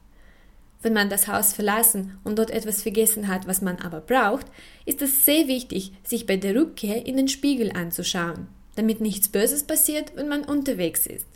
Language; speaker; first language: German; non-native, fluent; Russian